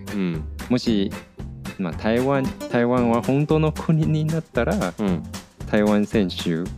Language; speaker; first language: Japanese; non-native, fluent; Chinese